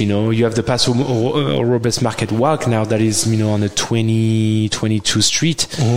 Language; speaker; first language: English; non-native, fluent; French